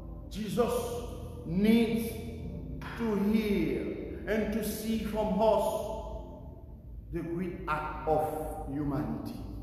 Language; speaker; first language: English; non-native, fluent; Haitian Creole